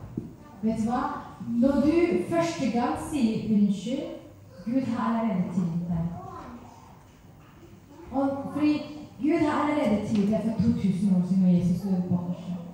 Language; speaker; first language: Norwegian; non-native, fluent; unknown